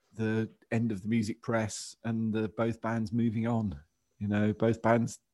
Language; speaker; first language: English; native; English